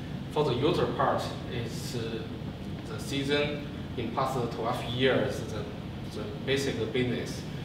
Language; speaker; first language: English; non-native, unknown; Chinese